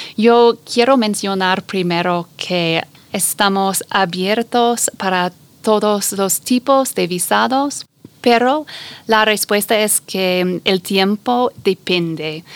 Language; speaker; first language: Spanish; non-native, fluent; English